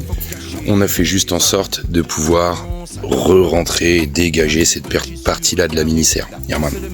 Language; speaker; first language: French; native; French